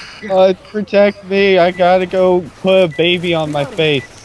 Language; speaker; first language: English; native; English